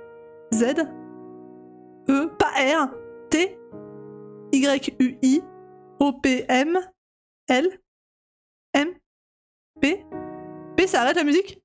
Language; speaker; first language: French; native; French